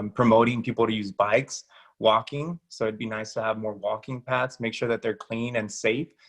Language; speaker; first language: English; early bilingual, other home language; Spanish